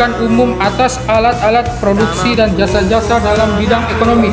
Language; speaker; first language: Indonesian; non-native, local second language; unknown